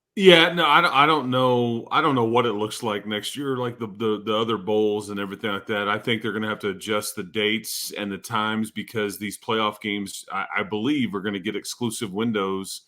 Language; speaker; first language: English; native; English